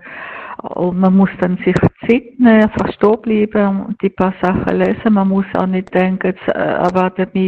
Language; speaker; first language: German; native; German